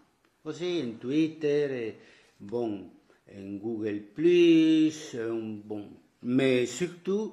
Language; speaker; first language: French; non-native, fluent; Spanish